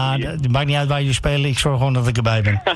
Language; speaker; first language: Dutch; native; Dutch